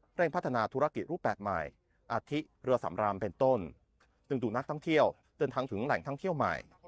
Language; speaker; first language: Thai; non-native, fluent; Chinese